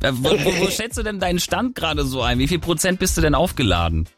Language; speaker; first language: German; native; German